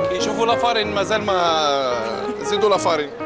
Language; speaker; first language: Arabic; native; Arabic